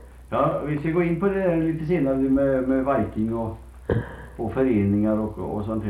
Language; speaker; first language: Swedish; native; Swedish